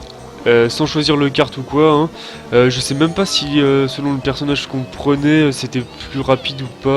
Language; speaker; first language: French; native; French